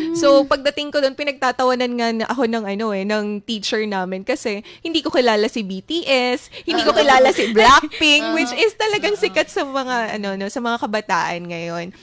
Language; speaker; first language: Filipino; native; Filipino